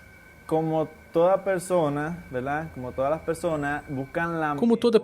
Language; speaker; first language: Portuguese; non-native, learner; Spanish